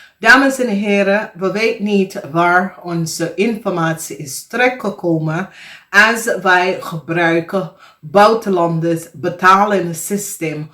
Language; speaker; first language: Dutch; non-native, fluent; English